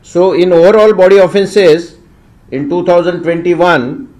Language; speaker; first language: English; non-native, local second language; Marathi